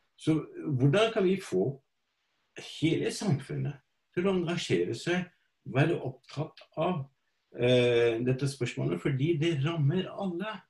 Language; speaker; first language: Norwegian; non-native, fluent; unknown